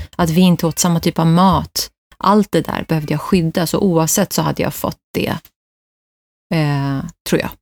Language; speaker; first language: Swedish; early bilingual, other home language; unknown